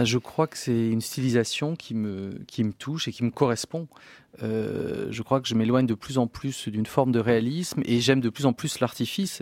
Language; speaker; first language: French; native; French